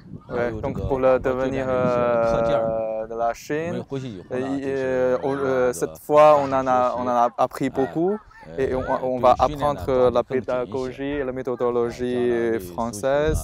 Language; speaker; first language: French; non-native, fluent; Chinese